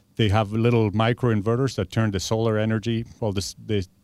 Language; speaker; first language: English; early bilingual, other home language; Spanish